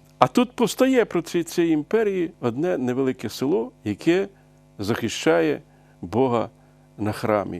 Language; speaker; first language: Ukrainian; native; Ukrainian